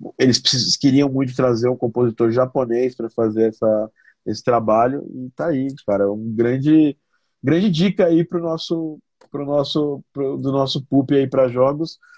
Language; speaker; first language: Portuguese; native; Portuguese